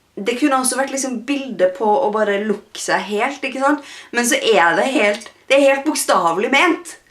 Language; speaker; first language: Norwegian; native; Norwegian